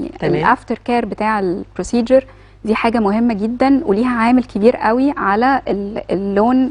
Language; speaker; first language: Arabic; native; Arabic